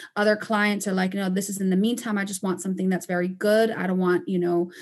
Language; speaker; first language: English; non-native, fluent; Spanish